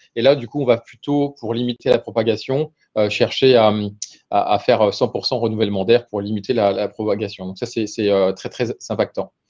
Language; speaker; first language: French; native; French